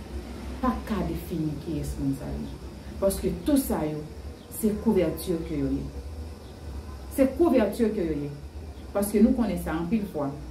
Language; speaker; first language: French; non-native, learner; Haitian Creole